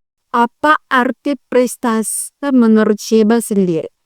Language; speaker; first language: Indonesian; native; Indonesian